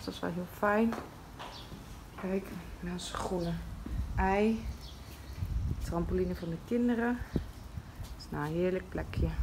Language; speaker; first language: Dutch; native; Dutch